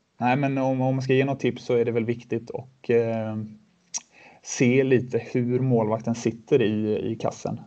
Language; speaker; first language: Swedish; native; Swedish